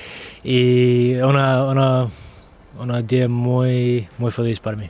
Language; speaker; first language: Spanish; non-native, learner; English